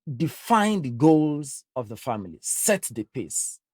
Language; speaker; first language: English; non-native, local second language; Yoruba